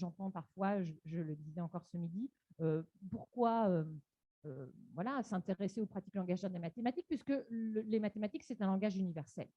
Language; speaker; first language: French; native; French